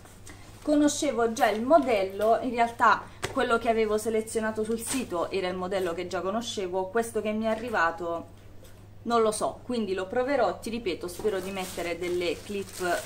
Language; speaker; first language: Italian; native; Italian